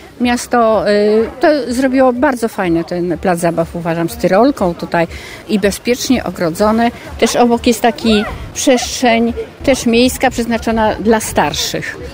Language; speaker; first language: Polish; native; Polish